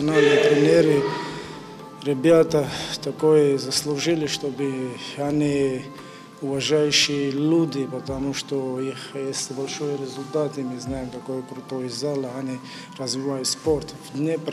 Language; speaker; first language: Ukrainian; non-native, learner; Georgian